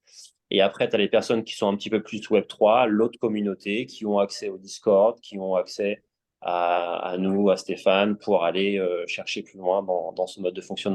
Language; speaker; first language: French; native; French